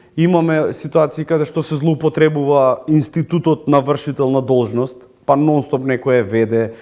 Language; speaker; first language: Macedonian; native; Macedonian